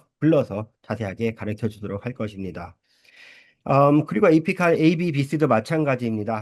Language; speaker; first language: Korean; early bilingual, heritage; Korean